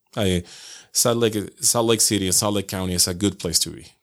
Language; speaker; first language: English; non-native, fluent; Spanish